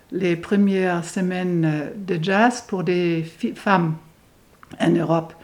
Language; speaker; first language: French; non-native, fluent; German